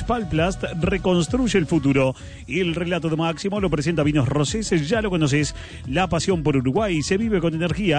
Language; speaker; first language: Spanish; native; Spanish